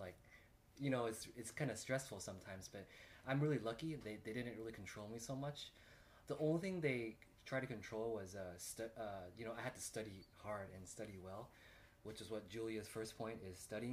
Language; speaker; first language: English; native; English